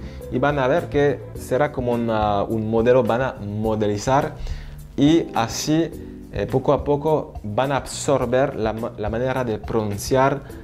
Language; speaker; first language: Spanish; non-native, fluent; French